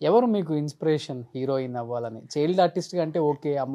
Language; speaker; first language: Telugu; native; Telugu